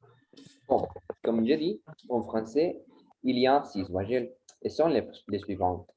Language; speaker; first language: French; non-native, learner; Spanish